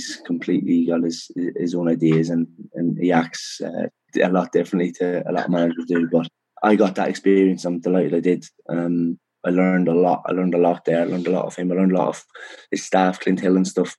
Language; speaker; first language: English; native; English